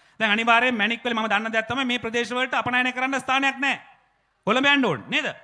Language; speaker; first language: Sinhala; native; Sinhala